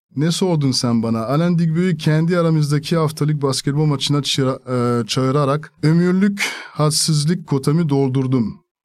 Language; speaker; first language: Turkish; non-native, fluent; French